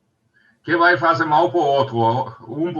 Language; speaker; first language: Portuguese; non-native, learner; German